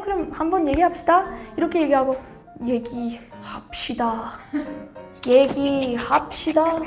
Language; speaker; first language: Korean; non-native, learner; English